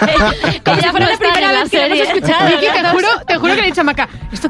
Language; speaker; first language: Spanish; native; Spanish